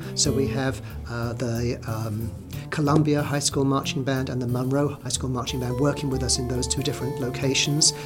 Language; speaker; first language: English; native; English